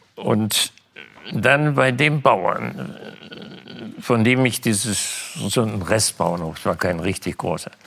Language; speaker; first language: German; native; German